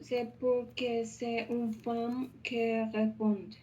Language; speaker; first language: French; non-native, learner; Spanish